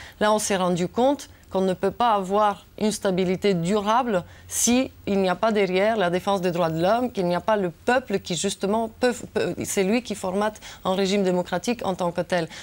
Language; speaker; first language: French; non-native, fluent; Bulgarian